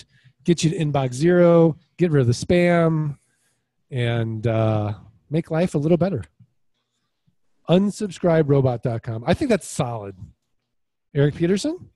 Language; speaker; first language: English; native; English